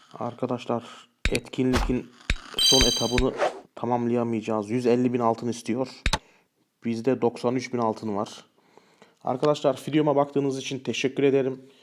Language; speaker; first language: Turkish; early bilingual, heritage; Turkish